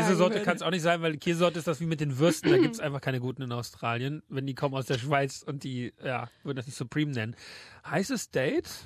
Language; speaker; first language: German; native; German